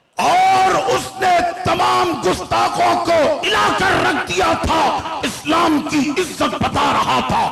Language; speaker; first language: Urdu; native; Urdu